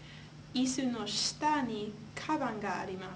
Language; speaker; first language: Japanese; non-native, learner; English